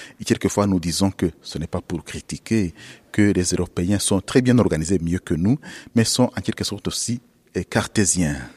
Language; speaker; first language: French; non-native, local second language; Kinyarwanda